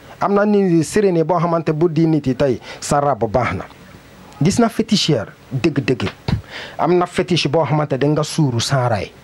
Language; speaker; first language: Wolof; non-native, learner; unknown